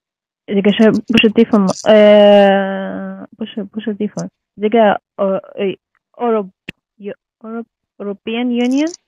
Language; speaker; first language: Chinese; non-native, learner; Arabic